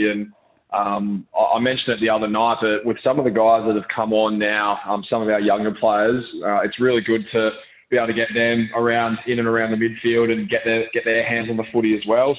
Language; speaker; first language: English; native; English